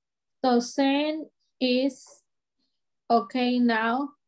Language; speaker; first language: English; non-native, learner; Spanish